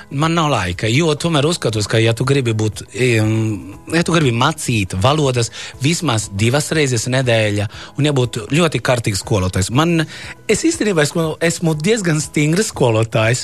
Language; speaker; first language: Latvian; non-native, fluent; Italian